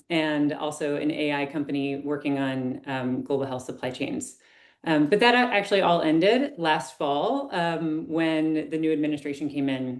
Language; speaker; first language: English; native; English